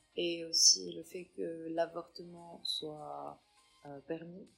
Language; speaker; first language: French; non-native, local second language; Arabic